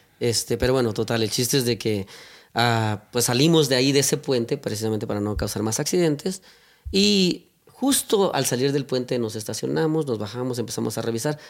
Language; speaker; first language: Spanish; native; Spanish